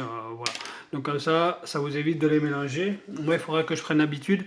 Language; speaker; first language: French; native; French